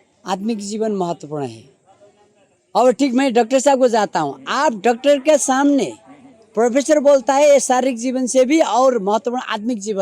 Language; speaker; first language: Hindi; non-native, learner; Nepali